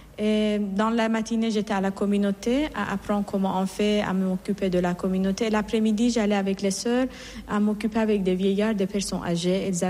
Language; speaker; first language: French; non-native, fluent; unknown